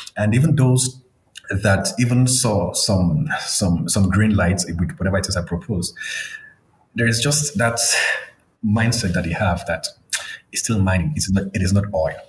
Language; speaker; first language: English; non-native, local second language; Yoruba